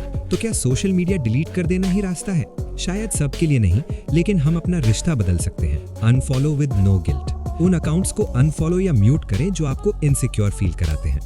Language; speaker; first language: Hindi; native; Hindi